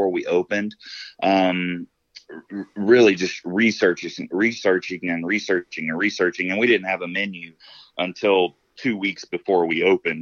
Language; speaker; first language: English; native; English